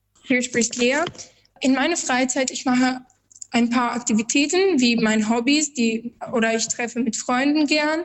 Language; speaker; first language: German; non-native, learner; Albanian